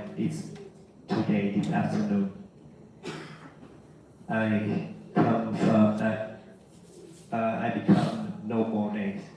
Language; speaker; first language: English; non-native, learner; Vietnamese